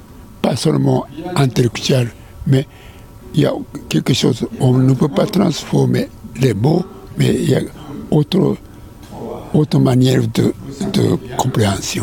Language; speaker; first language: French; non-native, fluent; Japanese